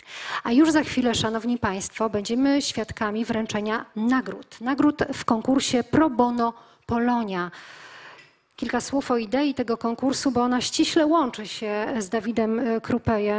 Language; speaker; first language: Polish; native; Polish